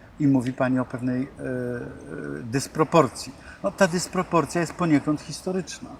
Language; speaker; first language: Polish; native; Polish